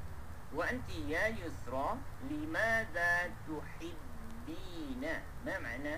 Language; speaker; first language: Arabic; non-native, fluent; Malay